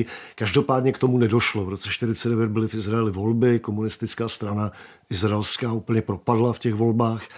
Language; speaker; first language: Czech; native; Czech